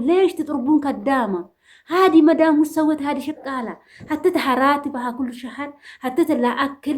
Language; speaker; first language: Arabic; non-native, learner; Oromo